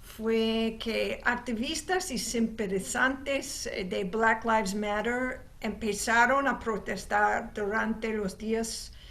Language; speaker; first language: Spanish; non-native, fluent; English